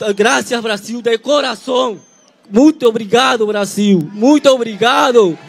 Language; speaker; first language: Portuguese; non-native, learner; Spanish